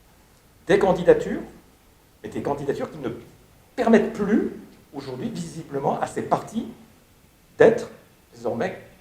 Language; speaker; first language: French; native; French